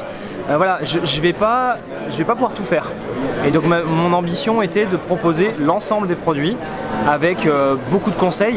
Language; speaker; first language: French; native; French